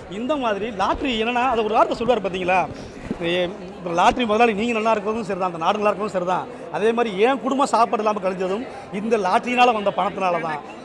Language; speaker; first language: Tamil; native; Tamil